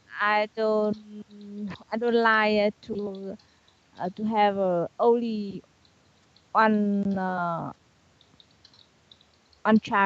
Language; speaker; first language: English; non-native, learner; Vietnamese